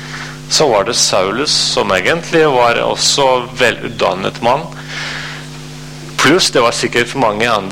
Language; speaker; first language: Norwegian; non-native, fluent; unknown